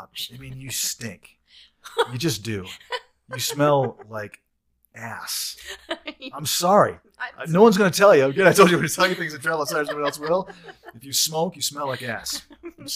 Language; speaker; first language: English; native; English